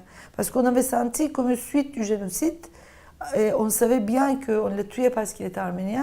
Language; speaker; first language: French; non-native, fluent; Turkish